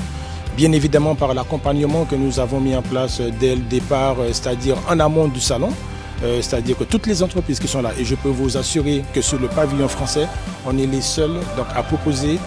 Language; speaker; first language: French; native; French